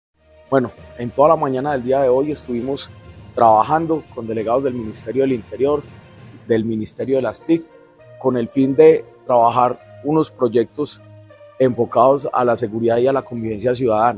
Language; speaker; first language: Spanish; native; Spanish